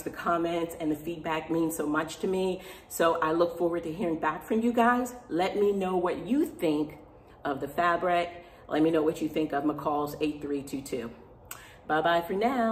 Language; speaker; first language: English; native; English